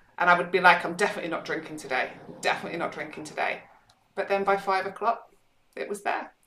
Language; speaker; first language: English; native; English